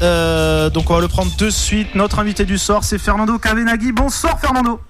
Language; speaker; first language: French; native; French